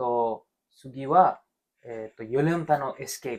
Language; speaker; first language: Japanese; non-native, learner; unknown